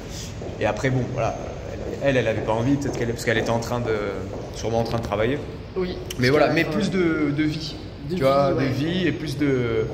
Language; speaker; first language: French; native; French